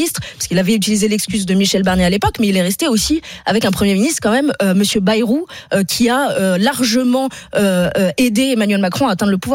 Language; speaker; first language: French; native; French